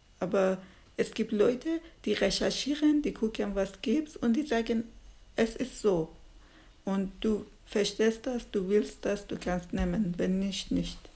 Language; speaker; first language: German; non-native, learner; Persian